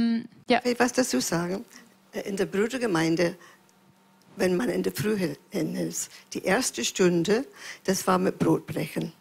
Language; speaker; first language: German; non-native, fluent; English